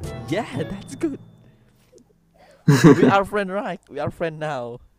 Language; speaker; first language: English; non-native, learner; Indonesian